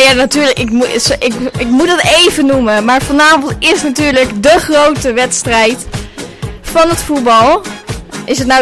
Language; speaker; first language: Dutch; native; Dutch